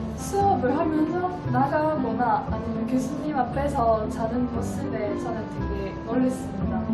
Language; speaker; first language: Korean; non-native, fluent; French